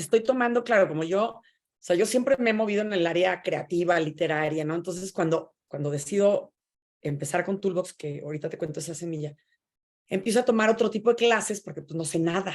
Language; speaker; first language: Spanish; native; Spanish